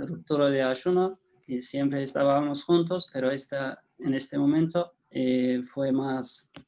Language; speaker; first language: Spanish; non-native, fluent; Turkish